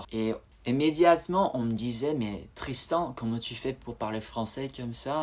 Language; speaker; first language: French; non-native, fluent; English